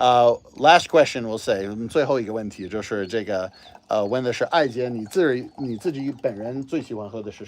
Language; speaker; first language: Chinese; non-native, fluent; English